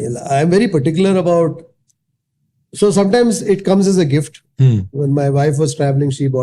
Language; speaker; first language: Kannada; non-native, local second language; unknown